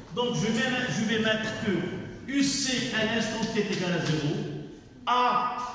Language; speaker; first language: French; non-native, local second language; Arabic